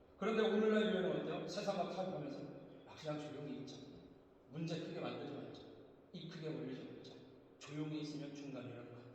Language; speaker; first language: Korean; native; Korean